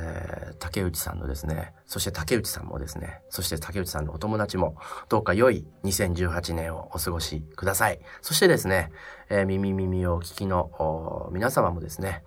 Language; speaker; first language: Japanese; native; Japanese